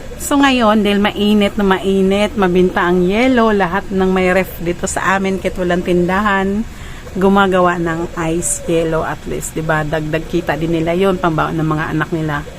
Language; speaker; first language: Filipino; non-native, local second language; Cebuano